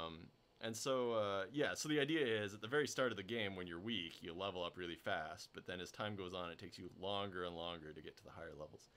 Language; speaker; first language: English; native; English